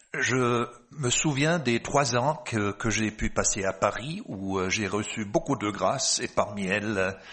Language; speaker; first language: French; non-native, fluent; German